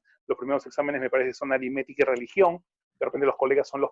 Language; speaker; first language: Spanish; native; Spanish